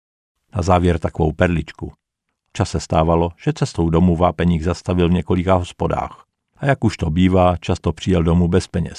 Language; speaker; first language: Czech; native; Czech